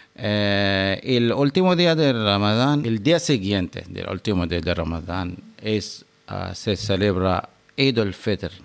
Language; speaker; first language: Spanish; non-native, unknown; Arabic